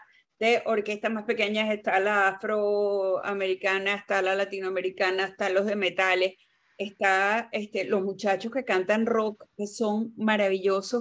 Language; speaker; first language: Spanish; native; Spanish